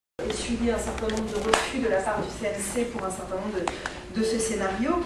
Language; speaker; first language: French; native; French